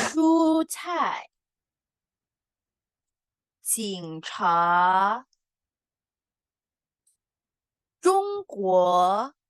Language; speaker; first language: Chinese; non-native, fluent; Indonesian